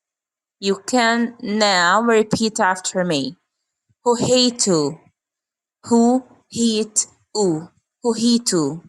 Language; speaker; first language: Dutch; non-native, learner; Arabic